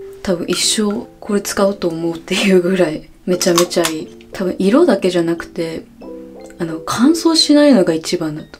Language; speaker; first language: Japanese; early bilingual, heritage; Japanese